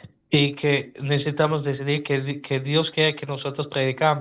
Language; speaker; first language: Spanish; non-native, fluent; Dutch